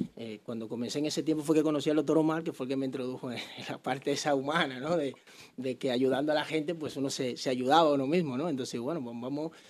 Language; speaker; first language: Spanish; native; Spanish